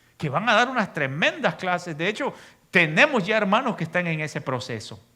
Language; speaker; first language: Spanish; native; Spanish